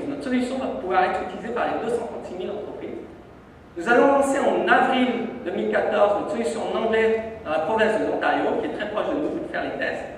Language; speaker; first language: French; native; French